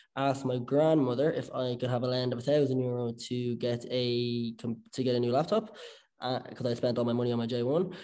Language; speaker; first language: English; native; English